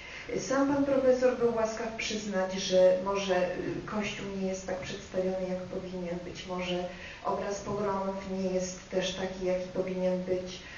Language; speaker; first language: Polish; native; Polish